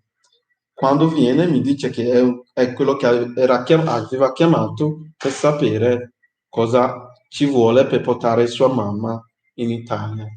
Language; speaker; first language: Italian; non-native, fluent; English